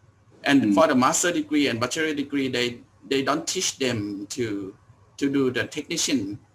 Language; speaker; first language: English; non-native, learner; Thai